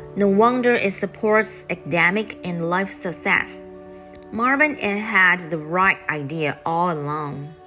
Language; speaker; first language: English; non-native, fluent; Chinese